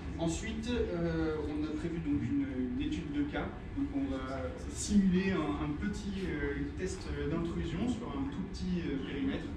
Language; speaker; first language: French; native; French